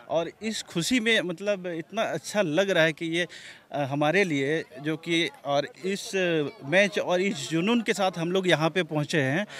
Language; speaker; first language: Hindi; native; Hindi